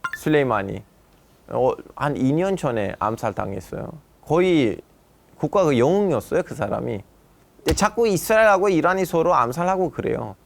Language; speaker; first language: Korean; non-native, fluent; Turkish